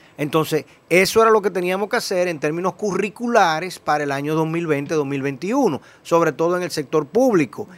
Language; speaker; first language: Spanish; native; Spanish